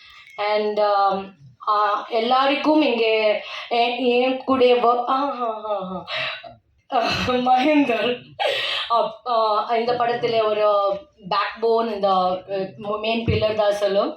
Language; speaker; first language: Tamil; non-native, fluent; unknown